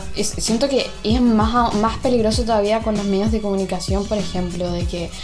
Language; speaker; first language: Spanish; native; Spanish